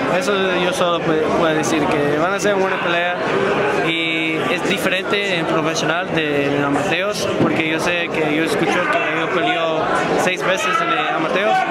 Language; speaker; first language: Spanish; early bilingual, heritage; English